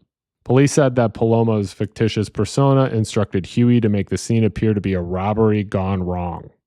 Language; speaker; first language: English; native; English